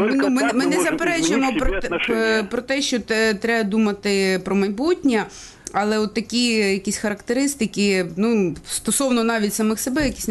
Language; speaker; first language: Ukrainian; native; Ukrainian